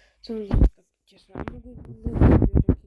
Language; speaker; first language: Polish; early bilingual, other home language; Ukrainian